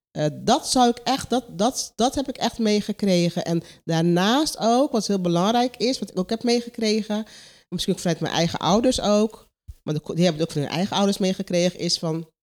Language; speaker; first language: Dutch; non-native, local second language; Papiamento